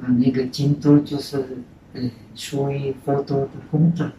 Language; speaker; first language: Chinese; non-native, fluent; Czech